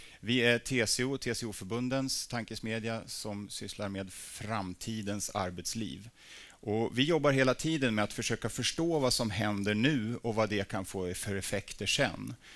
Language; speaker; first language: Swedish; native; Swedish